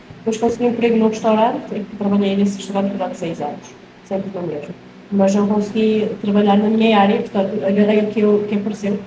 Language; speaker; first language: Portuguese; native; Portuguese